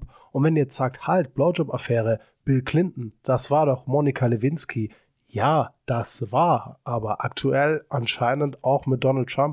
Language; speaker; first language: German; native; German